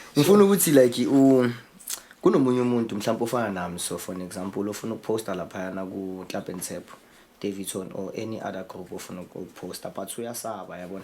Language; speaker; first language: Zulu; native; Zulu